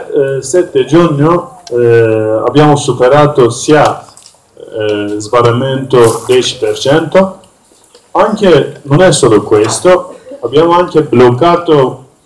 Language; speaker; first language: Italian; non-native, learner; Kurdish